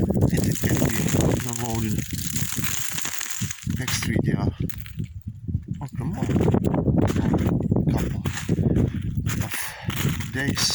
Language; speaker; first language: English; non-native, learner; Ukrainian